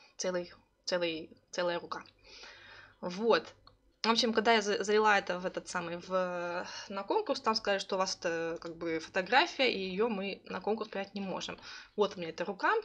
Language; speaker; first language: Russian; early bilingual, heritage; Russian